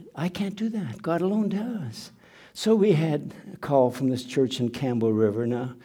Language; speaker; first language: English; non-native, fluent; German